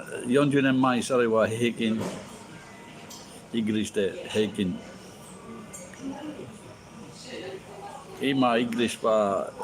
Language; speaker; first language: Japanese; non-native, learner; English